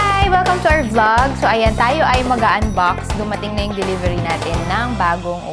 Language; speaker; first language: Filipino; native; Filipino